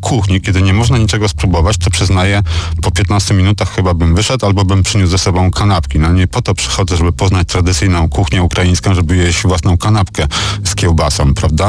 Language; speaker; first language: Polish; native; Polish